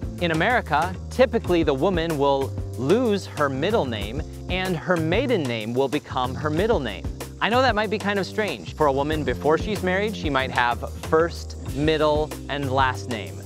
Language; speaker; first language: English; native; English